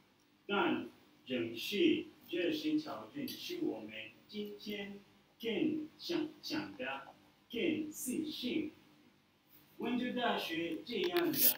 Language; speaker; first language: Chinese; non-native, learner; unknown